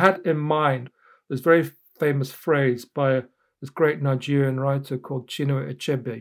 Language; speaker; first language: English; native; English